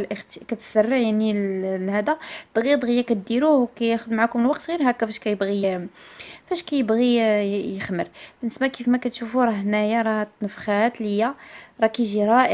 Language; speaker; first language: Arabic; native; Arabic